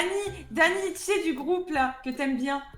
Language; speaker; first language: French; native; French